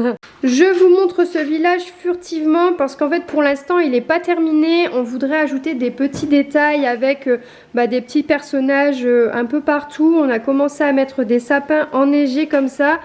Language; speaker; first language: French; native; French